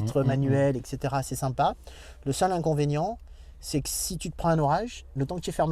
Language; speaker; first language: French; native; French